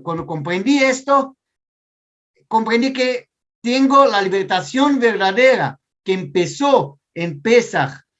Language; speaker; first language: Spanish; non-native, fluent; Portuguese